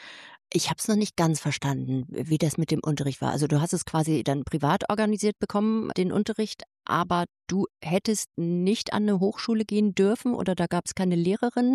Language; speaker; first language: German; native; German